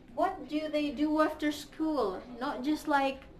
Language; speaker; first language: English; non-native, fluent; Indonesian